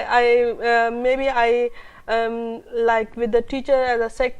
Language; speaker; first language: English; non-native, local second language; Urdu